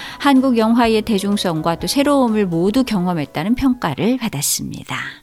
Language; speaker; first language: Korean; native; Korean